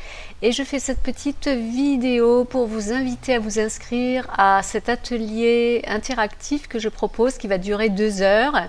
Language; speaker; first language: French; native; French